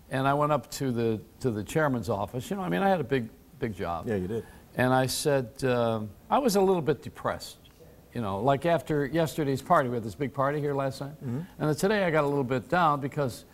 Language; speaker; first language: English; native; English